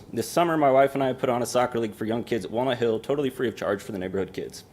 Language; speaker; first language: English; native; English